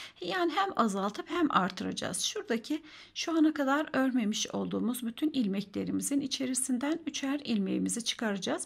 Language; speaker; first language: Turkish; native; Turkish